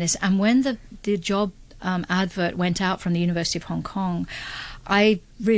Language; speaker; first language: English; native; English